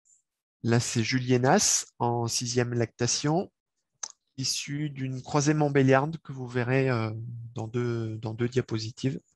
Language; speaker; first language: French; native; French